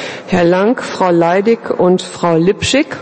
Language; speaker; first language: German; native; German